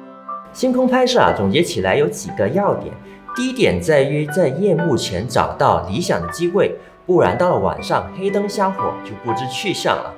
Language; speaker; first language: Chinese; non-native, local second language; Cantonese